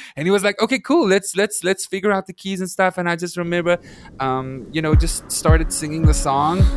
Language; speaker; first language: English; non-native, local second language; Afrikaans